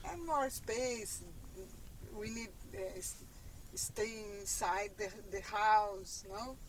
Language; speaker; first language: English; non-native, learner; Portuguese